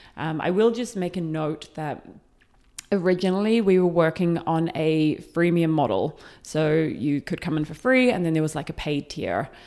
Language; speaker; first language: English; native; English